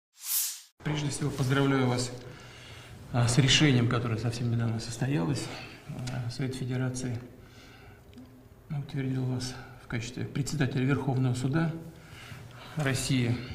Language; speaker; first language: Russian; native; Russian